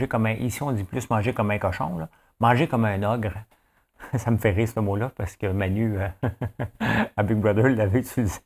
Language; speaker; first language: French; native; French